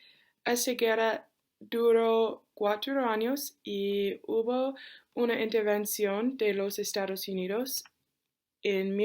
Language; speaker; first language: Spanish; non-native, learner; English